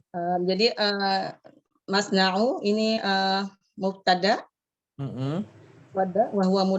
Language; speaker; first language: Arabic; non-native, learner; Indonesian